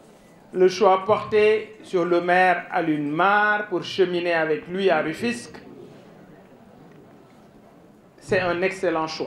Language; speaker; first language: French; non-native, local second language; Wolof